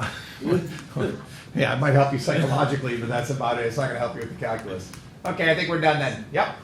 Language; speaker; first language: English; native; English